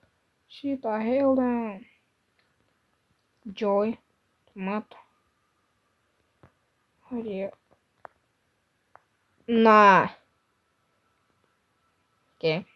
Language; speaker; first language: English; non-native, learner; Lithuanian